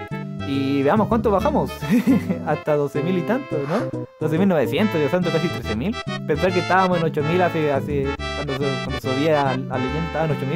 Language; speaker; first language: Spanish; native; Spanish